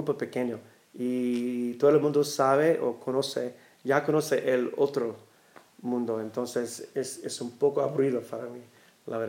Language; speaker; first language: Spanish; non-native, learner; English